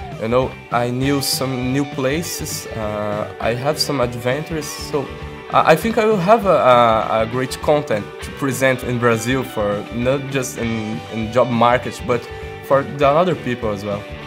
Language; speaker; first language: English; non-native, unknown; Portuguese